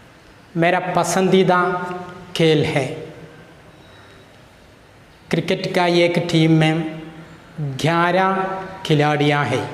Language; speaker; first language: Hindi; non-native, local second language; Malayalam